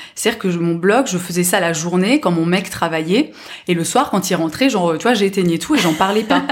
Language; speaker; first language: French; native; French